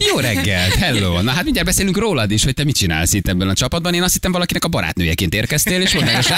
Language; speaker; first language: Hungarian; native; Hungarian